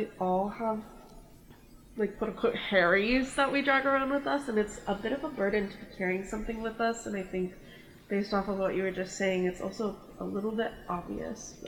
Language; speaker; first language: English; native; English